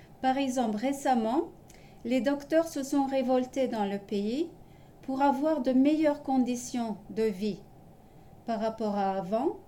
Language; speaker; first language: French; early bilingual, other home language; Turkish